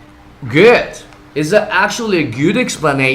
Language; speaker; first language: English; non-native, fluent; Spanish